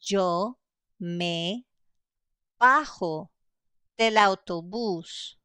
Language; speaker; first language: Spanish; non-native, fluent; English